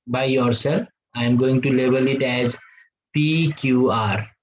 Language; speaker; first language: English; non-native, local second language; Nepali